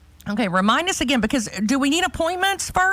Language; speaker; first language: English; native; English